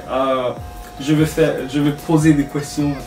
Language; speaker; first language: French; non-native, learner; Japanese